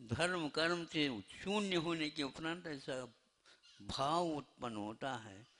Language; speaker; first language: Hindi; non-native, local second language; Kannada